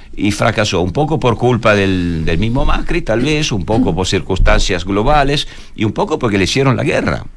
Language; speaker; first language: Spanish; non-native, fluent; Italian